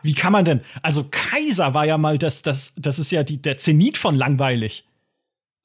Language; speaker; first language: German; native; German